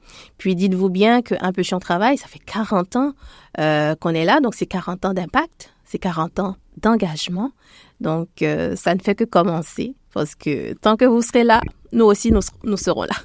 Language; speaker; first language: French; native; French